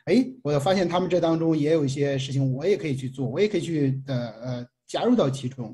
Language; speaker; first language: Chinese; native; Chinese